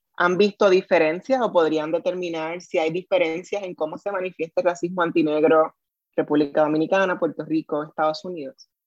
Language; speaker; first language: Spanish; native; Spanish